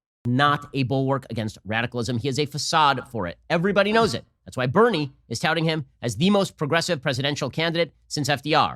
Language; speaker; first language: English; native; English